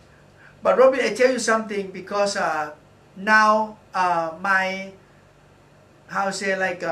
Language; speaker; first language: English; non-native, learner; Thai